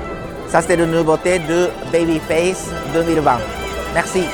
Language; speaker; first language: French; non-native, learner; Japanese